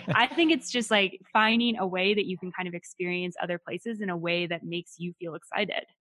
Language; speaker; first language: English; native; English